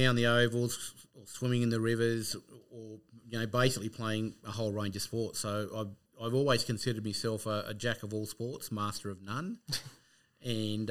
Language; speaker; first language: English; native; English